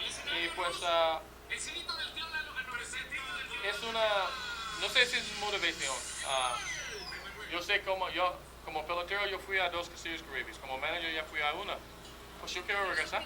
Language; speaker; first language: Spanish; non-native, fluent; English